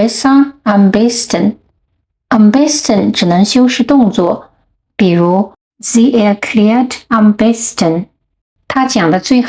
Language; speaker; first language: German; non-native, fluent; Chinese